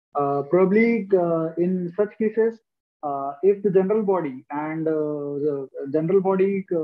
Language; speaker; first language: English; non-native, local second language; Marathi